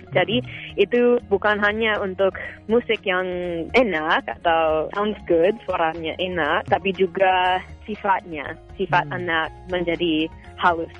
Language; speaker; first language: Indonesian; non-native, fluent; English